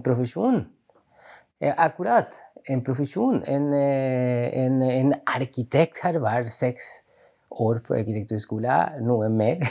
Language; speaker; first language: Norwegian; non-native, fluent; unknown